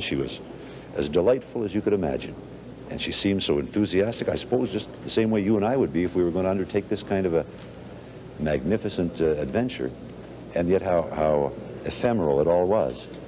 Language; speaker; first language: English; native; English